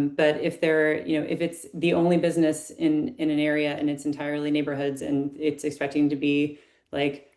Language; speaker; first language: English; native; English